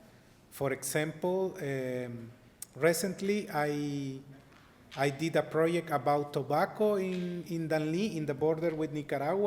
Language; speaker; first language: English; non-native, learner; Spanish